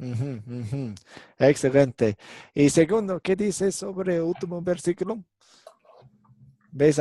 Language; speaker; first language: Spanish; non-native, fluent; English